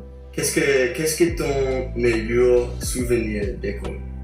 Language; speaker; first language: French; non-native, learner; English